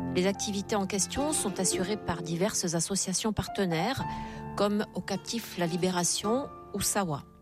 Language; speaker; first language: French; native; French